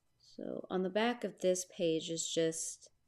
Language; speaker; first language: English; native; English